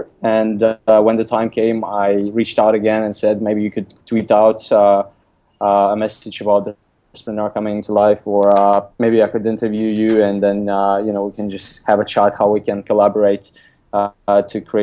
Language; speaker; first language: English; non-native, fluent; Lithuanian